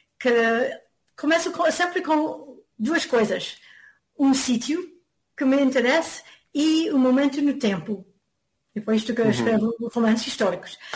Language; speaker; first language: Portuguese; non-native, fluent; English